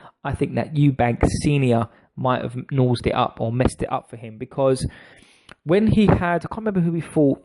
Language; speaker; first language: English; native; English